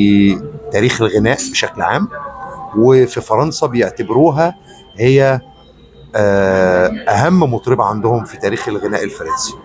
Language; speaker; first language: Arabic; native; Arabic